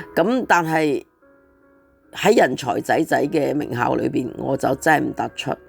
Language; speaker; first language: Cantonese; early bilingual, other home language; Chinese